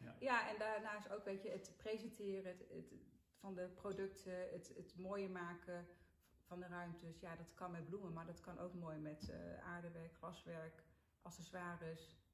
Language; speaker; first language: Dutch; early bilingual, other home language; Sinhala